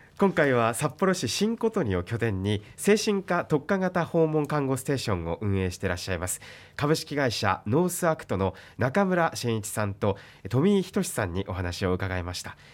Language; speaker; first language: Japanese; native; Japanese